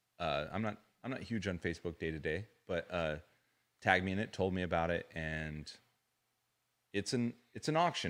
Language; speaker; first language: English; native; English